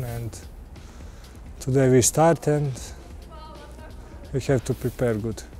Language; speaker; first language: English; non-native, learner; Croatian